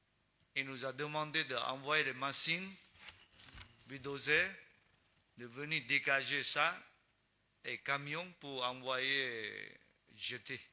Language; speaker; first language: French; non-native, learner; Chinese